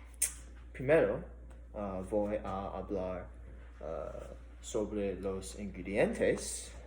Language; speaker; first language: Spanish; non-native, learner; English